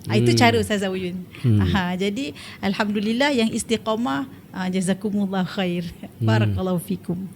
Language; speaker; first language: Malay; native; Malay